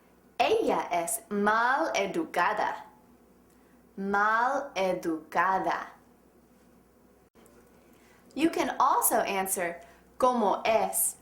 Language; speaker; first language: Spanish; non-native, fluent; English